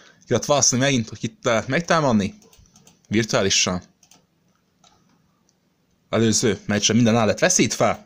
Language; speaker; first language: Hungarian; non-native, learner; Serbian